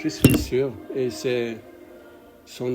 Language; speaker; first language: French; non-native, learner; English